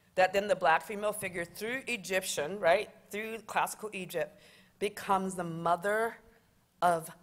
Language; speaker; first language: English; native; English